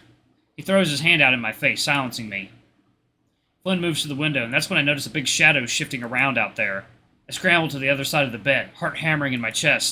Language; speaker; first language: English; native; English